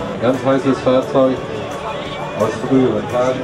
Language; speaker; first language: German; native; German